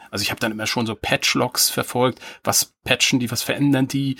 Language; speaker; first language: German; native; German